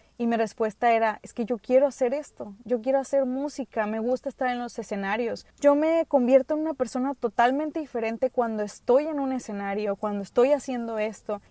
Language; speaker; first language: Spanish; early bilingual, other home language; English